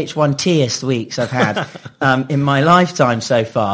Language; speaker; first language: English; native; English